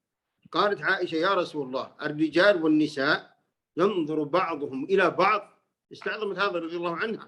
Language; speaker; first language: Arabic; native; Arabic